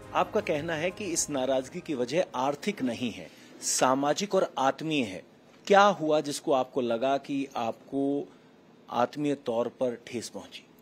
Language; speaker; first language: Hindi; native; Hindi